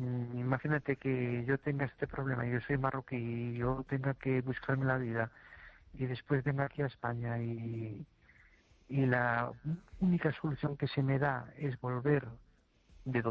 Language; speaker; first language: Spanish; native; Spanish